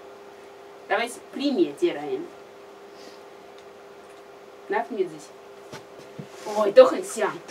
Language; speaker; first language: Russian; non-native, learner; Chinese